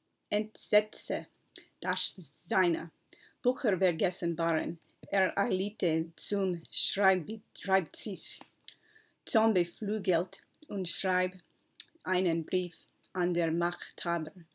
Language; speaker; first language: German; non-native, learner; English